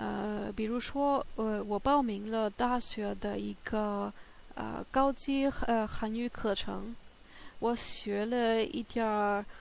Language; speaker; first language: Chinese; non-native, fluent; German